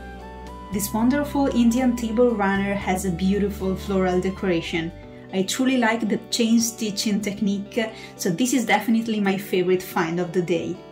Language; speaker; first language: English; non-native, fluent; Italian